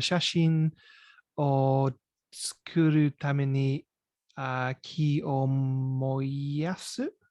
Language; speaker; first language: Japanese; non-native, learner; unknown